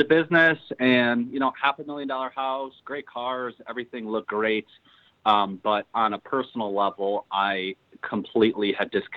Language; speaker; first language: English; native; English